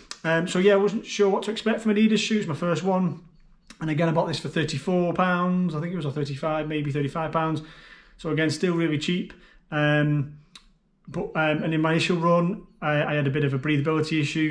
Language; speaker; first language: English; native; English